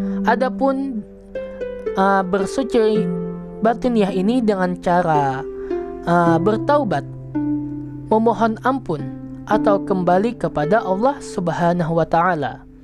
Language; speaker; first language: Indonesian; native; Indonesian